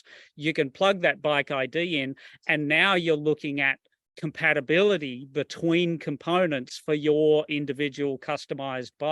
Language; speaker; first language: English; native; English